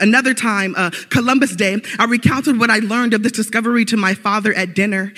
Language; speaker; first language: English; early bilingual, other home language; Spanish